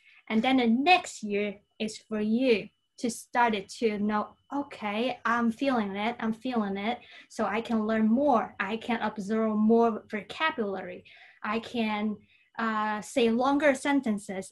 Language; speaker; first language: English; non-native, fluent; Cantonese